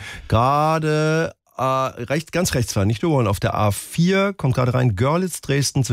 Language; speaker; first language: German; native; German